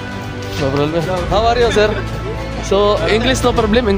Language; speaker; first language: English; non-native, learner; Filipino